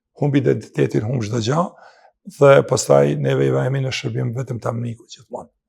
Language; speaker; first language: Albanian; native; Albanian